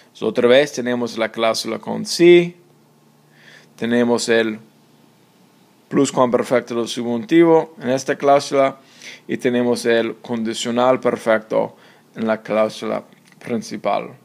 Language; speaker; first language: Spanish; non-native, fluent; English